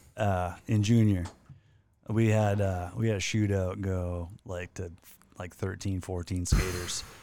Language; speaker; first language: English; native; English